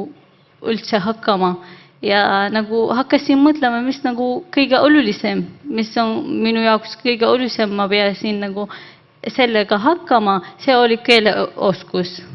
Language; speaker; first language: Estonian; non-native, learner; Arabic